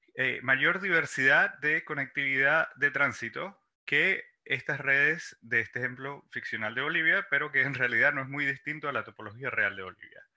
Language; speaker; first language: Spanish; native; Spanish